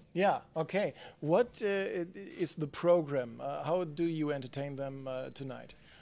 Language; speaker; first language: English; non-native, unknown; German